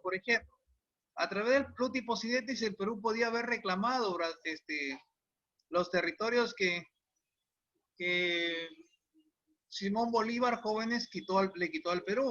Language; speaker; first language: Spanish; native; Spanish